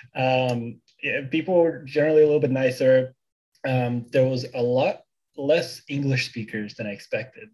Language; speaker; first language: English; early bilingual, other home language; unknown